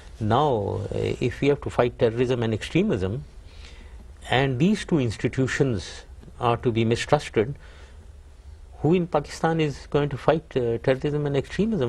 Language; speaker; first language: English; non-native, local second language; Urdu